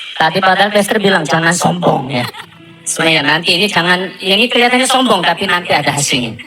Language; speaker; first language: Indonesian; non-native, fluent; Korean